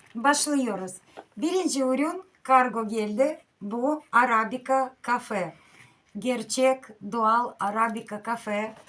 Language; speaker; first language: Turkish; non-native, learner; Russian